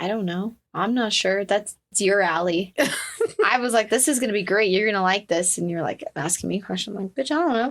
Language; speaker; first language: English; native; English